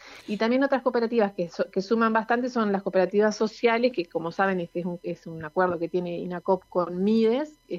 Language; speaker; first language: Spanish; native; Spanish